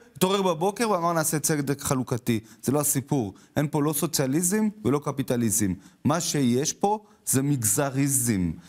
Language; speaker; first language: Hebrew; native; Hebrew